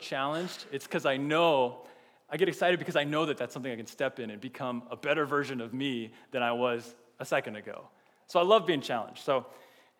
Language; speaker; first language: English; native; English